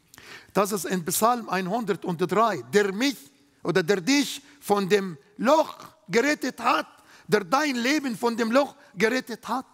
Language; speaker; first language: German; non-native, fluent; Arabic